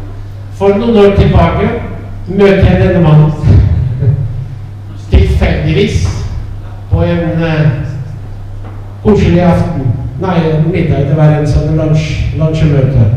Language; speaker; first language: Norwegian; non-native, fluent; Italian